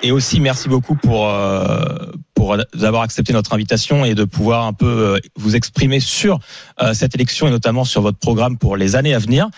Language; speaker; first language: French; native; French